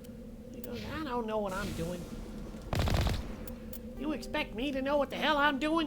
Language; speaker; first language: English; native; English